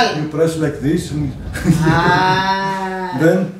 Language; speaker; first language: English; non-native, learner; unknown